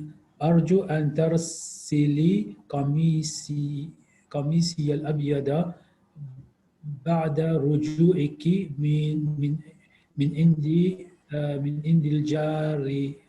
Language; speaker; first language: Arabic; non-native, learner; English